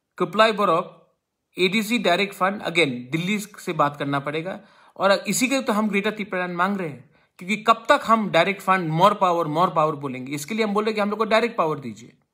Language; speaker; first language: Hindi; non-native, local second language; Kok Borok